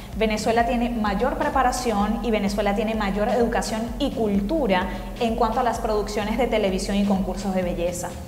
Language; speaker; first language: Spanish; native; Spanish